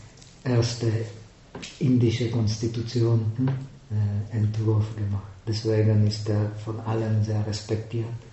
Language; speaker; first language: German; non-native, fluent; Czech